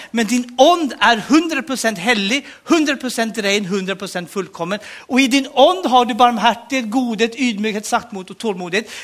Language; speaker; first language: Swedish; native; Swedish